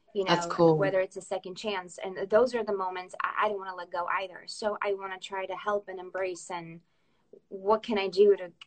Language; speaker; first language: English; early bilingual, other home language; Russian